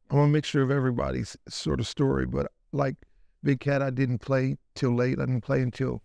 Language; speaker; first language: English; native; English